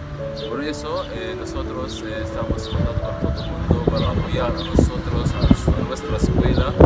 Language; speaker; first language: Spanish; non-native, learner; Arabic